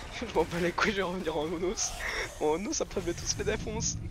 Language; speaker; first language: French; native; French